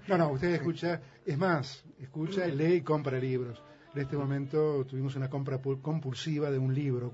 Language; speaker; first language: Spanish; native; Spanish